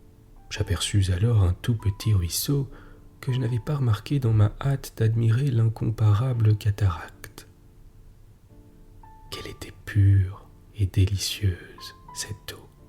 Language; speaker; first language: French; native; French